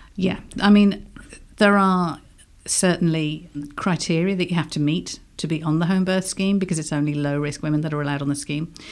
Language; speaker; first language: English; native; English